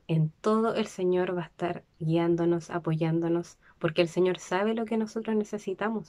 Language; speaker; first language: Spanish; native; Spanish